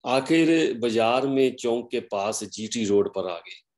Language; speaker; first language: Hindi; non-native, local second language; Punjabi